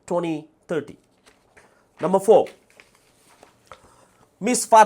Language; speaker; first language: English; non-native, fluent; Nepali